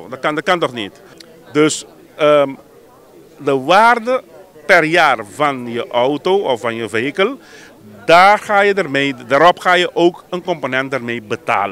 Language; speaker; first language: Dutch; non-native, local second language; Papiamento